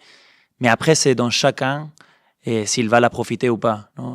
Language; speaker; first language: French; non-native, fluent; Spanish